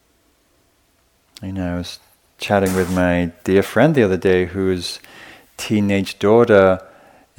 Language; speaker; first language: English; native; English